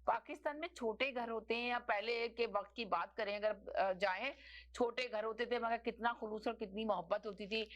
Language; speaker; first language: Urdu; native; Urdu